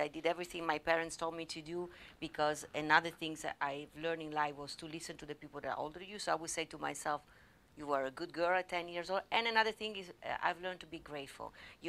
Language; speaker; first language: English; non-native, fluent; Italian